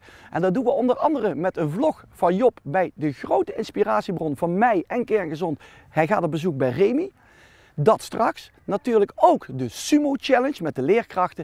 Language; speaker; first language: Dutch; native; Dutch